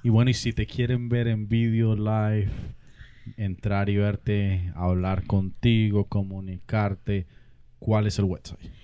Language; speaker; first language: Spanish; native; Spanish